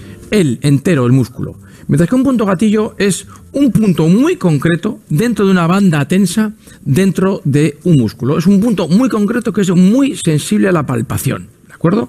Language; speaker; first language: Spanish; native; Spanish